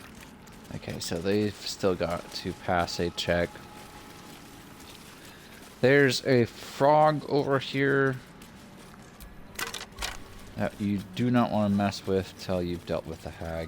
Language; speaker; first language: English; native; English